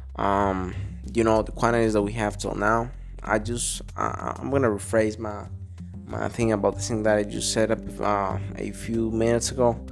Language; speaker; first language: English; non-native, fluent; Spanish